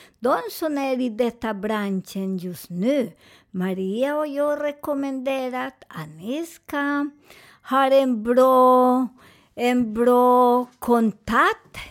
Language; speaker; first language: Swedish; non-native, fluent; Spanish